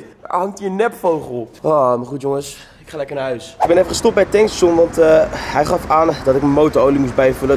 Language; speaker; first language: Dutch; native; Dutch